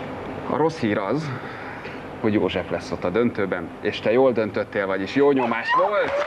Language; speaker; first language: Hungarian; native; Hungarian